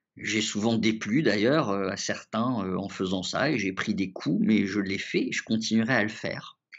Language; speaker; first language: French; early bilingual, other home language; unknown